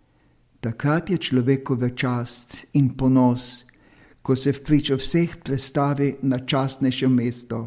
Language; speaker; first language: Slovenian; native; Slovenian